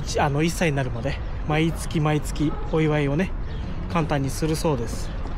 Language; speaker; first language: Japanese; native; Japanese